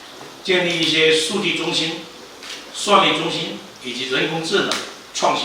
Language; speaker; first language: Chinese; native; Chinese